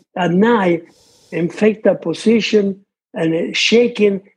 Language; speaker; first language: English; non-native, fluent; Italian